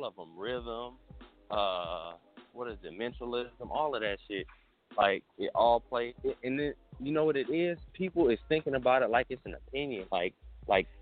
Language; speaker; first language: English; native; English